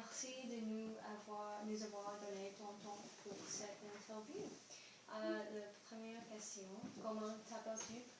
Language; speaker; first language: French; non-native, learner; English